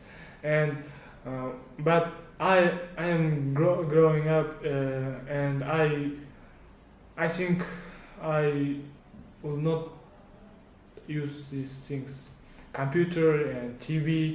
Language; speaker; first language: English; non-native, learner; Kazakh